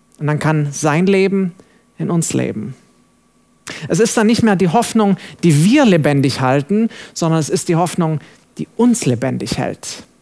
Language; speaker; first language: German; non-native, fluent; English